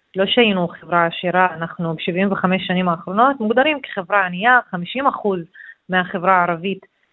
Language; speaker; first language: Hebrew; non-native, local second language; Arabic